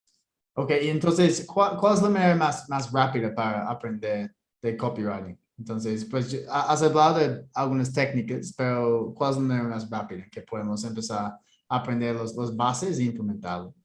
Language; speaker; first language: Spanish; non-native, fluent; English